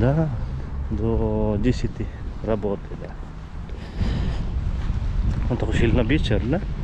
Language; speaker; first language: Russian; non-native, learner; Cebuano